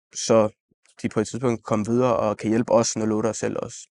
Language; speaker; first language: Danish; native; Danish